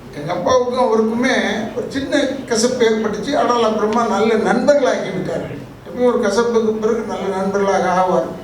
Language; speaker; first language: Tamil; non-native, local second language; Telugu